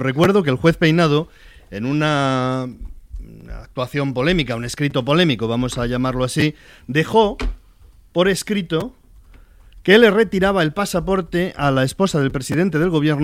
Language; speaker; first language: Spanish; native; Spanish